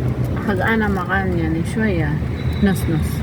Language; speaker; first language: Arabic; non-native, learner; Filipino